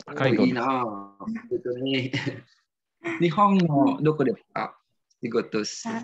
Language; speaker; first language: Japanese; non-native, fluent; Indonesian